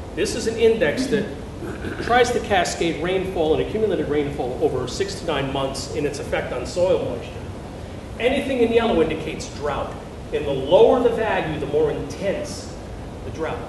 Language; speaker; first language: English; native; English